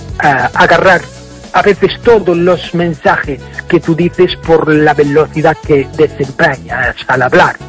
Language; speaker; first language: Spanish; non-native, fluent; English